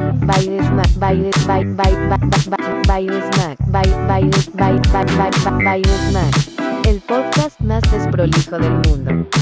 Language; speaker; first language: Spanish; native; Spanish